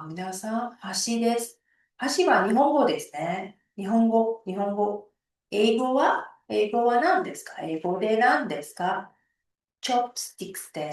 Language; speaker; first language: Japanese; non-native, fluent; Uzbek